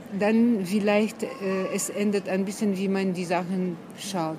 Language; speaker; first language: German; non-native, fluent; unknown